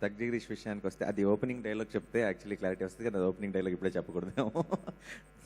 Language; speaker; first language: Telugu; native; Telugu